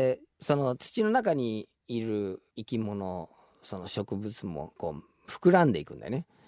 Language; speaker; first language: Japanese; non-native, fluent; English